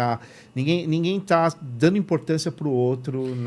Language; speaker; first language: Portuguese; native; Portuguese